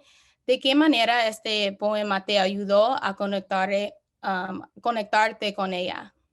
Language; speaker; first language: Spanish; non-native, learner; English